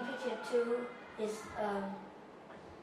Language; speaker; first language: English; non-native, learner; Vietnamese